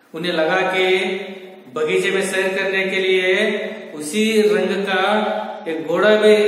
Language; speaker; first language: Hindi; non-native, local second language; Kannada